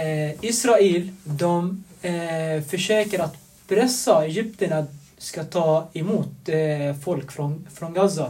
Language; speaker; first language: Swedish; non-native, fluent; Arabic